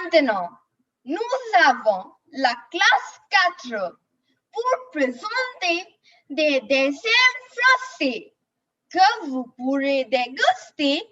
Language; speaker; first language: French; non-native, learner; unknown